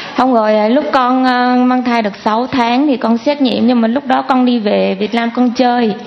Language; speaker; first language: Vietnamese; native; Vietnamese